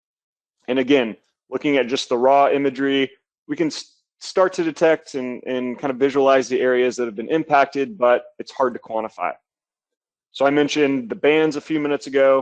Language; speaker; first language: English; native; English